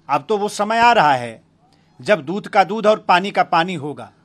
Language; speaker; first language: Hindi; native; Hindi